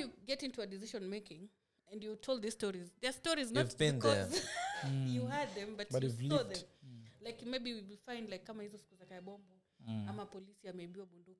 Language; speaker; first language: English; non-native, local second language; Swahili